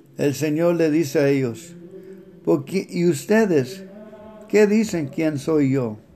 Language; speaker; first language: Spanish; early bilingual, heritage; Spanish